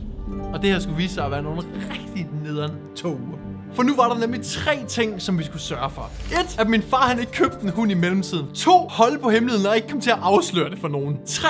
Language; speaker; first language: Danish; native; Danish